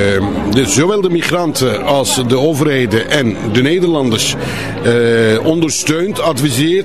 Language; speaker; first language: Dutch; non-native, fluent; Turkish